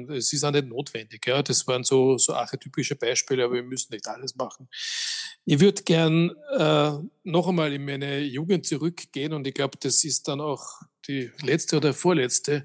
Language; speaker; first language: German; native; German